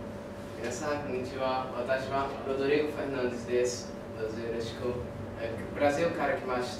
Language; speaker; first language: Japanese; non-native, learner; Portuguese